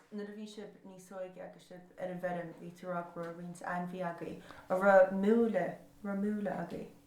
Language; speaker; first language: Irish; native; Irish